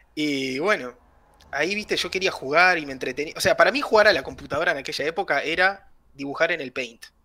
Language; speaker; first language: Spanish; native; Spanish